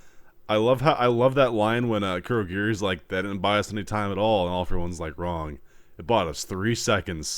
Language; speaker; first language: English; native; English